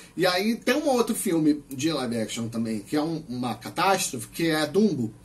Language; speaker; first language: Portuguese; native; Portuguese